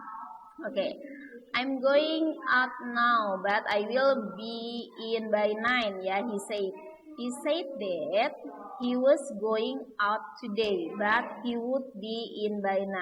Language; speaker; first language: English; non-native, learner; Indonesian